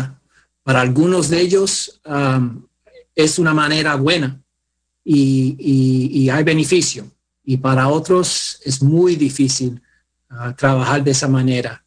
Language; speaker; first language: Spanish; early bilingual, heritage; Spanish